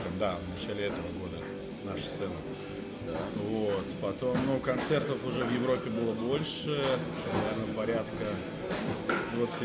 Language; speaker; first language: Russian; native; Russian